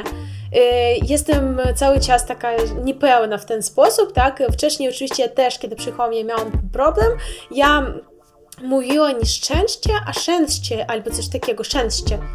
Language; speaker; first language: Polish; non-native, learner; Russian